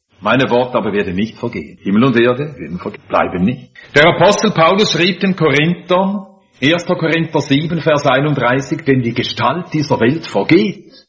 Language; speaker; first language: German; native; German